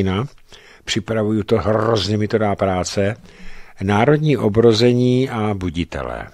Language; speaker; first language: Czech; native; Czech